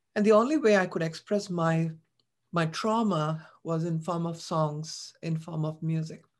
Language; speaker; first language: English; non-native, local second language; Tamil